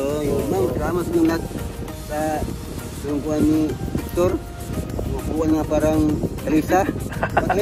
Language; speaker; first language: Filipino; non-native, local second language; Cebuano